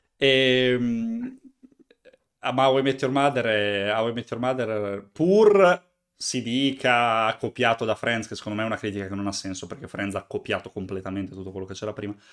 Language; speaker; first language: Italian; native; Italian